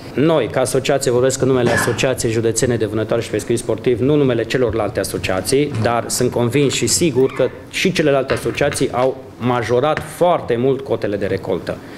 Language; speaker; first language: Romanian; native; Romanian